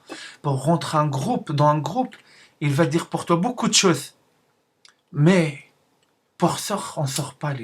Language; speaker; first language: French; non-native, learner; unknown